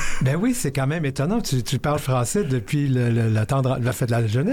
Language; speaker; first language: French; native; French